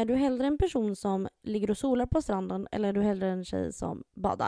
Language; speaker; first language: Swedish; native; Swedish